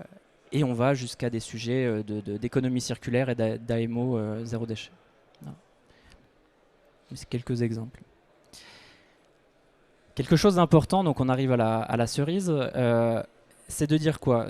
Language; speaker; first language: French; native; French